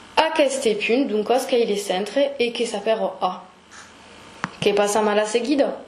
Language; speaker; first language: Occitan; non-native, local second language; French